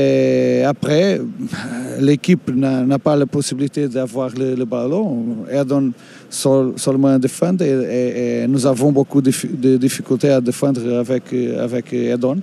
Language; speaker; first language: French; non-native, learner; Portuguese